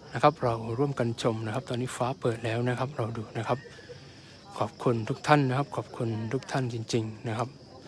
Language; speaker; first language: Thai; non-native, local second language; Malay